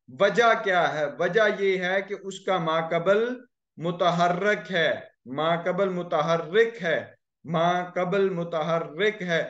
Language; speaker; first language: Urdu; native; Urdu